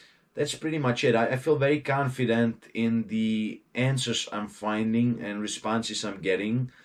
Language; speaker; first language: English; non-native, fluent; Czech